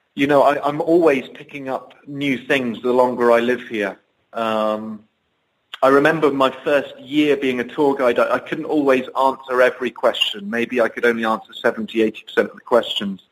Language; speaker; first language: English; native; English